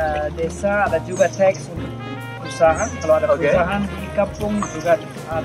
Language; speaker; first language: Indonesian; non-native, learner; German